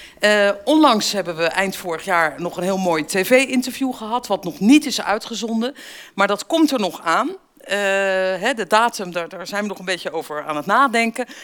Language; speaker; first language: Dutch; native; Dutch